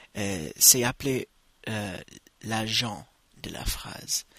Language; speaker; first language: French; non-native, fluent; English